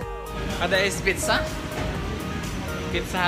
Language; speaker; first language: Indonesian; non-native, learner; Filipino